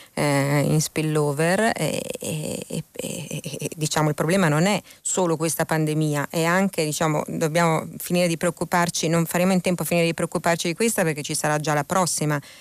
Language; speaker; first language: Italian; native; Italian